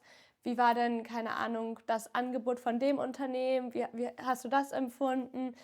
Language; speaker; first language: German; native; German